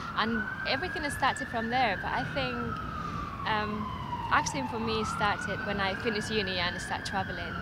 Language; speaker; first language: English; non-native, fluent; Spanish